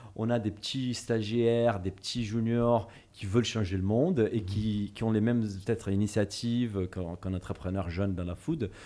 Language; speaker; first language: French; non-native, fluent; Portuguese